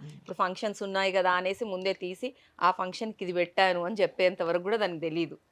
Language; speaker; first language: Telugu; native; Telugu